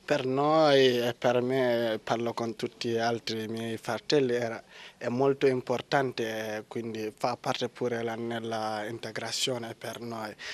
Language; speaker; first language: Italian; non-native, learner; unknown